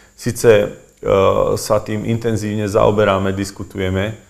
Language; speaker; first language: Slovak; native; Slovak